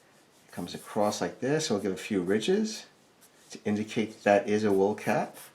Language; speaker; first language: English; native; English